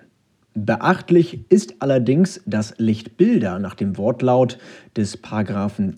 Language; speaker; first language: German; native; German